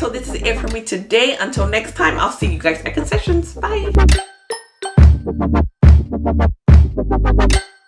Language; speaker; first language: English; early bilingual, other home language; Spanish